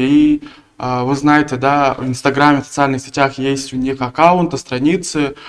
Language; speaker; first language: Russian; non-native, local second language; Tuvinian